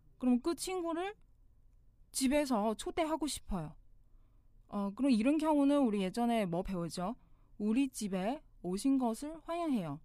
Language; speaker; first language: Korean; non-native, fluent; Chinese